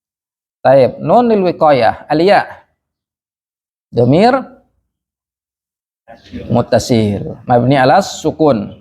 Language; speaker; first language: Arabic; non-native, fluent; Indonesian